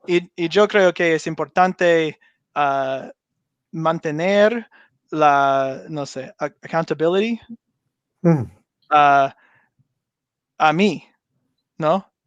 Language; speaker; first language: Spanish; non-native, learner; English